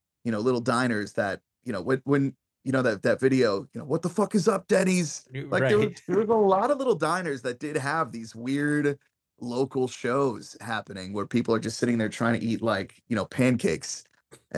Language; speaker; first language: English; native; English